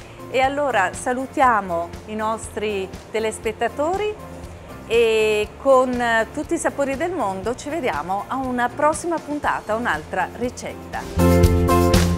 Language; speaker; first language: Italian; native; Italian